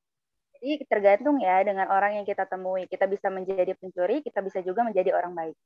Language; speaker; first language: Indonesian; native; Indonesian